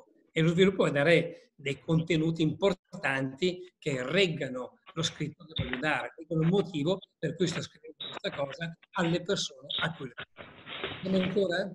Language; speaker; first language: Italian; native; Italian